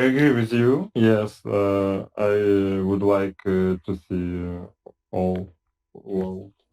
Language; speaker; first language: English; non-native, learner; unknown